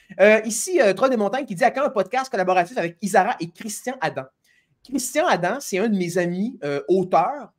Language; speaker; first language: French; native; French